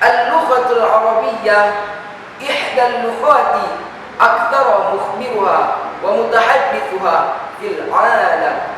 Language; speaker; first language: Arabic; non-native, learner; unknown